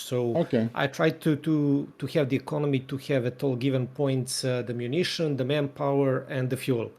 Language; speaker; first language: English; non-native, fluent; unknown